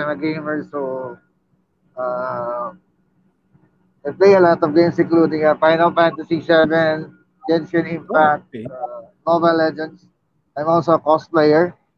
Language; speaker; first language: English; non-native, local second language; Filipino